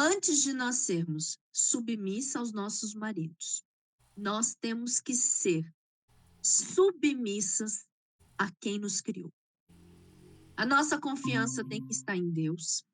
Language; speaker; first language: Portuguese; native; Portuguese